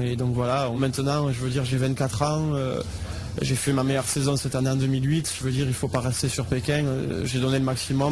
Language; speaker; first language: French; native; French